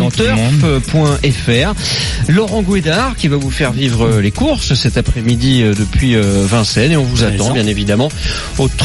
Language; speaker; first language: French; native; French